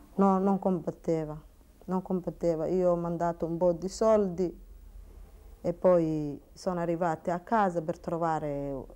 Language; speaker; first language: Italian; non-native, learner; Somali